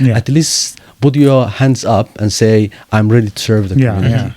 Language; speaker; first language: English; non-native, fluent; Somali